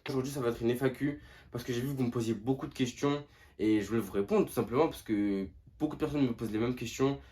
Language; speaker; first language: French; early bilingual, other home language; Portuguese